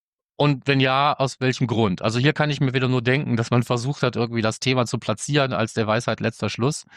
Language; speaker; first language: German; native; German